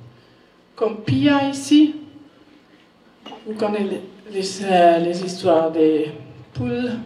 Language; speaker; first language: French; non-native, learner; German